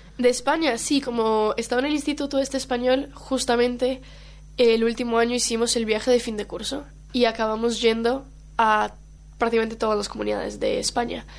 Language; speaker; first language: Spanish; non-native, local second language; Portuguese